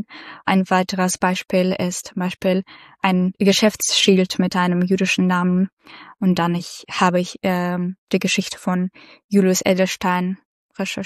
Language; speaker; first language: German; non-native, fluent; Russian